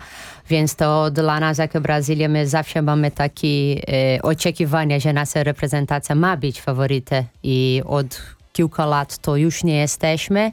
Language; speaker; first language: Polish; non-native, fluent; Portuguese